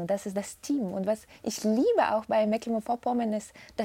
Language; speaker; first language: German; non-native, fluent; Russian